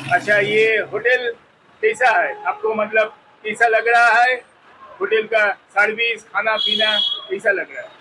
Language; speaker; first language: Hindi; non-native, local second language; Bangla